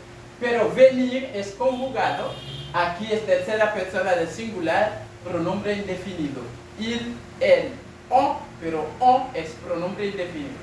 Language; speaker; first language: Spanish; non-native, learner; French